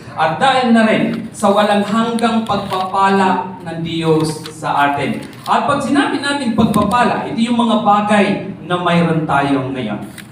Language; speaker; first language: Filipino; non-native, local second language; Masbatenyo